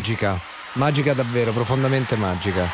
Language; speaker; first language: Italian; native; Italian